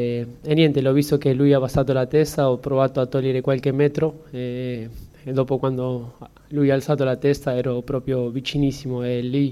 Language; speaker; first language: Italian; non-native, fluent; Spanish